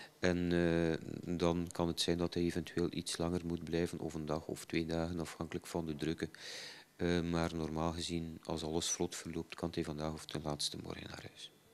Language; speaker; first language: Dutch; native; Dutch